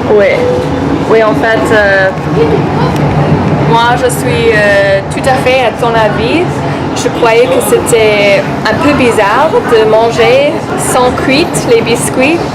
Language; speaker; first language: French; non-native, learner; English